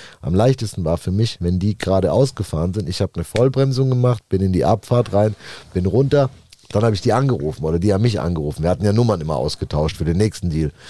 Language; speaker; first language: German; native; German